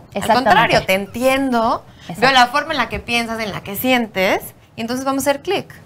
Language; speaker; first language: Spanish; native; Spanish